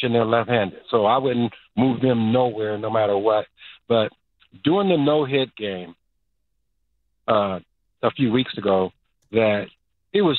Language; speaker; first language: English; native; English